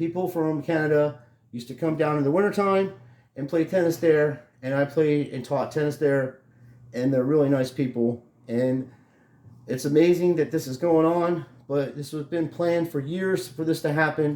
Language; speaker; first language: English; native; English